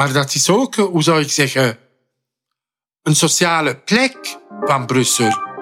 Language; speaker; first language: Dutch; non-native, fluent; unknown